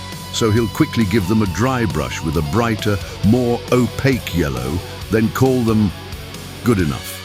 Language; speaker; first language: English; native; English